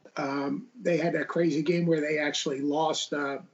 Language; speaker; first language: English; native; English